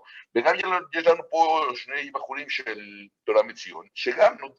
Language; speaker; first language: Hebrew; non-native, fluent; Spanish